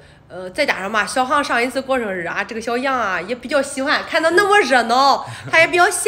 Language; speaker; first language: Chinese; native; Chinese